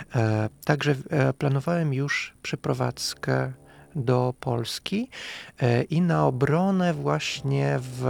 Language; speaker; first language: Polish; non-native, fluent; Russian